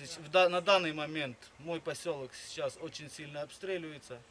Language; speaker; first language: Russian; native; Russian